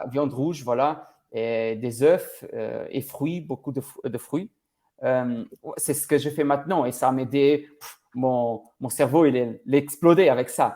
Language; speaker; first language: French; non-native, learner; Portuguese